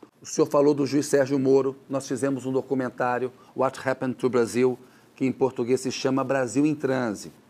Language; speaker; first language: Portuguese; native; Portuguese